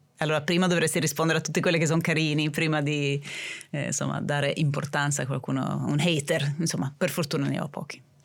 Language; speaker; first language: Italian; non-native, fluent; Swedish